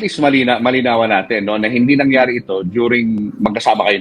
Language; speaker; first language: Filipino; native; Filipino